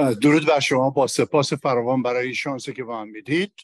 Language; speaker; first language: Persian; native; Persian